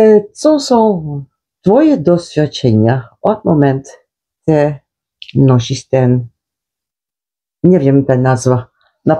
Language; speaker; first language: Polish; non-native, learner; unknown